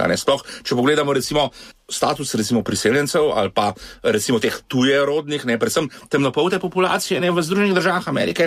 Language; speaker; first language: Slovenian; native; Slovenian